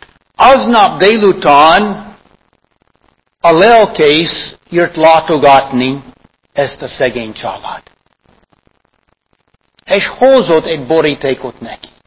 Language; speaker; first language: Hungarian; non-native, fluent; English